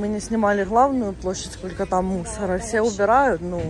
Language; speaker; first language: Russian; non-native, local second language; Ukrainian